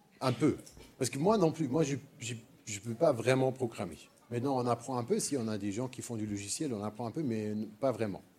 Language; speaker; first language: French; non-native, fluent; German